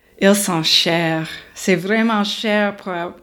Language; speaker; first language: French; non-native, learner; English